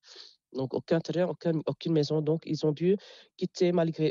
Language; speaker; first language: French; non-native, local second language; Arabic